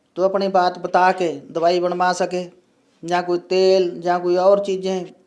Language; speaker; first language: Hindi; non-native, local second language; Punjabi